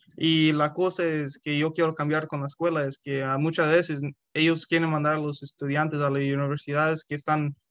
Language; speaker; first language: Spanish; early bilingual, heritage; Spanish